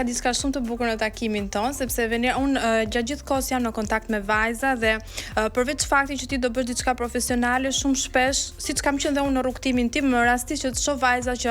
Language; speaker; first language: Albanian; native; Albanian